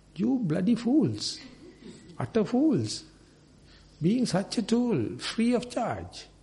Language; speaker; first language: English; non-native, local second language; Sinhala